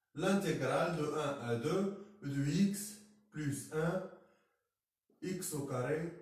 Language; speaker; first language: French; non-native, local second language; Arabic